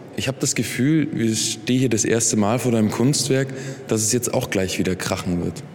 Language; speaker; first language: German; native; German